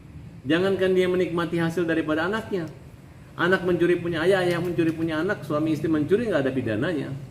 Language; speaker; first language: Indonesian; native; Indonesian